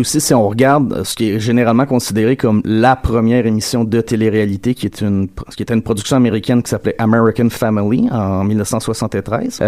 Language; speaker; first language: French; native; French